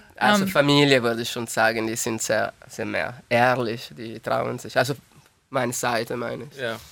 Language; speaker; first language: German; non-native, learner; Italian